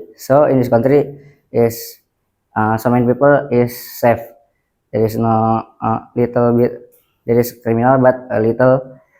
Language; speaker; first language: English; non-native, learner; Indonesian